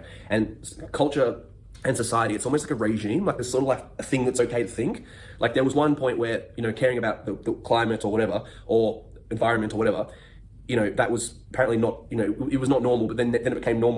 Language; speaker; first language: English; native; English